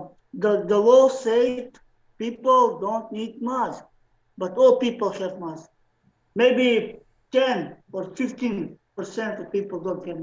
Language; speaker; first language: English; non-native, learner; Slovenian